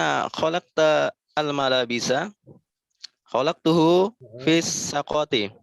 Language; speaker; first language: Arabic; non-native, learner; Indonesian